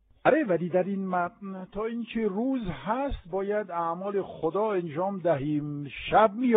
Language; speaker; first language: Persian; non-native, fluent; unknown